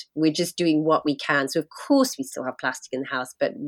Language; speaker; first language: English; native; English